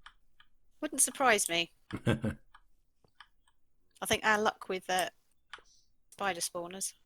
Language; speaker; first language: English; native; English